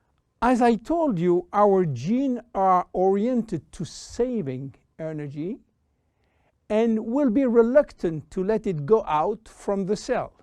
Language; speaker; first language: English; non-native, fluent; French